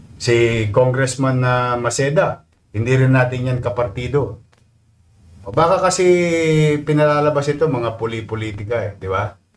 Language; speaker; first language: Filipino; native; Filipino